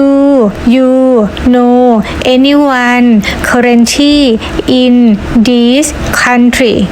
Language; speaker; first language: English; non-native, learner; Thai